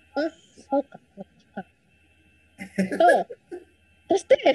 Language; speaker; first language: Japanese; non-native, learner; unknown